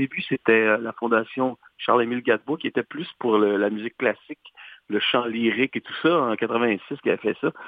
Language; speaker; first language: French; native; French